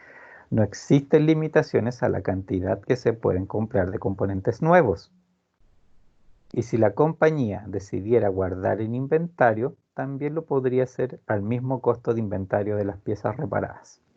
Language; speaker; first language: Spanish; native; Spanish